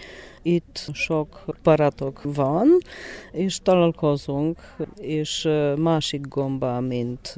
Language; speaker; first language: Hungarian; non-native, learner; Polish